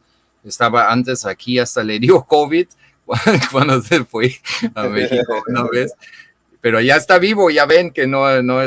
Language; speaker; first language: Spanish; non-native, fluent; German